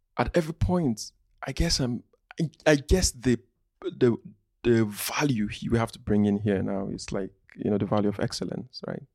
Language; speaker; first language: English; non-native, local second language; Igbo